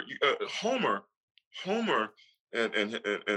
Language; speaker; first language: English; native; English